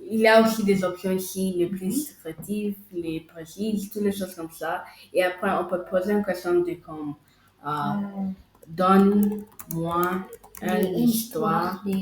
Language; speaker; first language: French; non-native, local second language; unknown